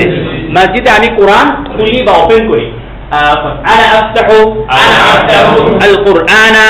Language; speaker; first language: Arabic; non-native, fluent; Bangla